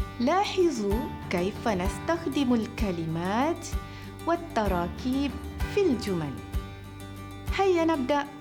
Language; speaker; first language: Arabic; non-native, fluent; Malay